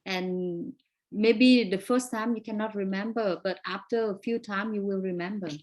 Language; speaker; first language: English; non-native, fluent; Vietnamese